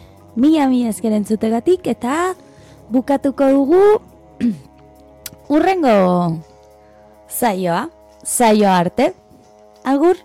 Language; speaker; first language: Basque; non-native, learner; Spanish